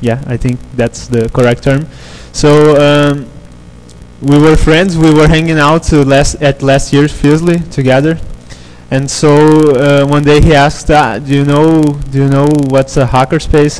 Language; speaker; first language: English; non-native, fluent; Portuguese